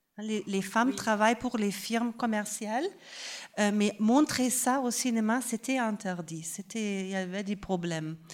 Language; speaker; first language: French; non-native, fluent; German